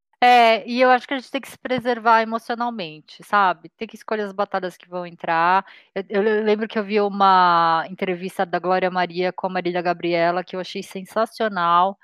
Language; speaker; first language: Portuguese; native; Portuguese